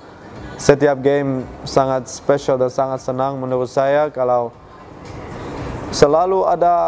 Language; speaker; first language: Indonesian; non-native, fluent; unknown